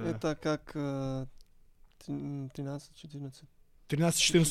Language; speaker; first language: Russian; non-native, learner; Italian